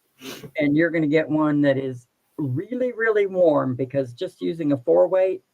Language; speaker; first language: English; native; English